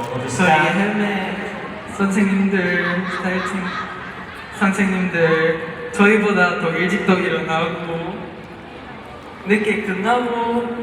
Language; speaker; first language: Korean; non-native, fluent; Filipino